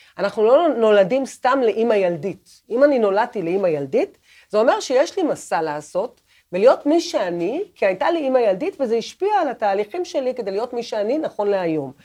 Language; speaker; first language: Hebrew; native; Hebrew